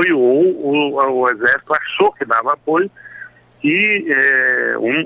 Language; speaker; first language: Portuguese; native; Portuguese